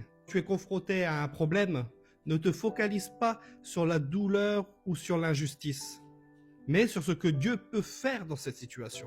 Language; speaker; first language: French; native; French